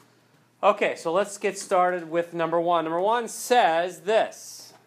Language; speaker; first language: English; native; English